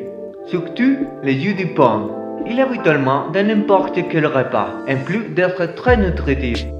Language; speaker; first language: French; non-native, learner; Spanish